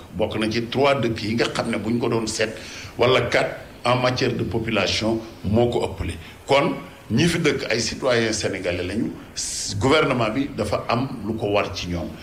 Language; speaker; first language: Wolof; native; Wolof